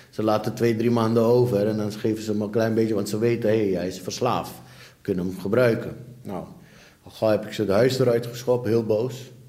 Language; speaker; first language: Dutch; early bilingual, other home language; Papiamento